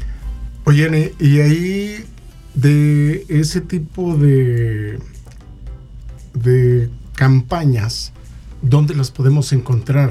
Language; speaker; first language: Spanish; native; Spanish